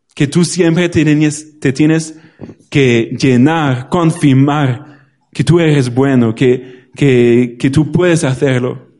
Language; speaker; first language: Spanish; non-native, fluent; German